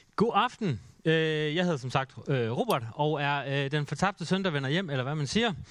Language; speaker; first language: Danish; native; Danish